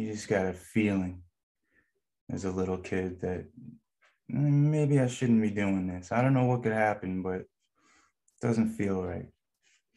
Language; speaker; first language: English; native; English